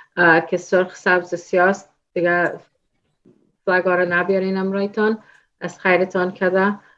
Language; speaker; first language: Persian; early bilingual, heritage; Persian